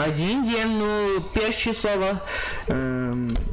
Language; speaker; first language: Russian; non-native, learner; Armenian